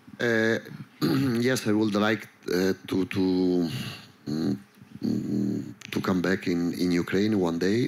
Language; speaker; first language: English; non-native, learner; Italian